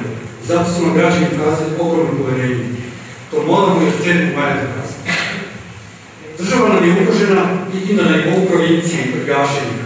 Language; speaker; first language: Serbian; native; Serbian